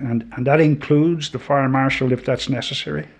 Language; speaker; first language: English; native; English